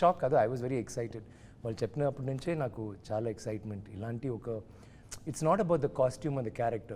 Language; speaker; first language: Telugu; non-native, learner; Tamil